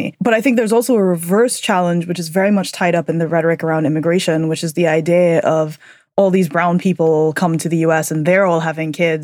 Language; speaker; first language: English; native; English